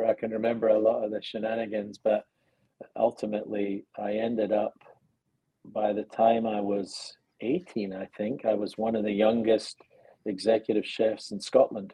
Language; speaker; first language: English; native; English